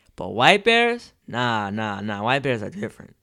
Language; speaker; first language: English; native; English